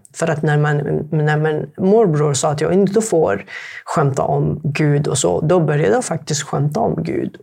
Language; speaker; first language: Swedish; non-native, fluent; Arabic